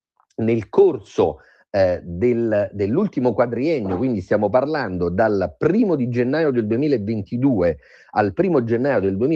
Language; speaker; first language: Italian; native; Italian